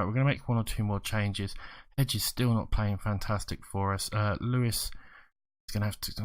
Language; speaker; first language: English; native; English